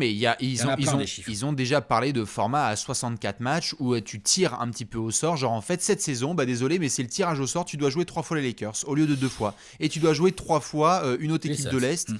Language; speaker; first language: French; native; French